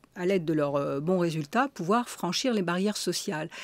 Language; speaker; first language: French; native; French